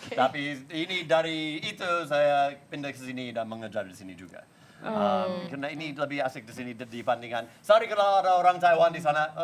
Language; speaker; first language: Indonesian; non-native, fluent; English